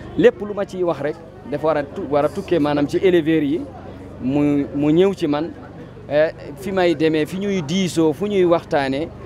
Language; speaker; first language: Wolof; non-native, local second language; Fula